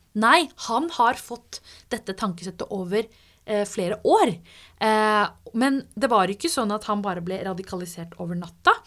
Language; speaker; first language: Norwegian; native; Norwegian